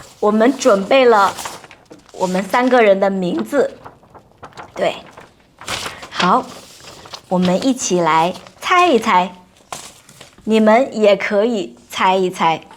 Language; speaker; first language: Chinese; non-native, local second language; Hakka Chinese